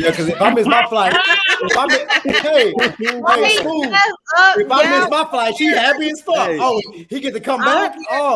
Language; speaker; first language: English; native; English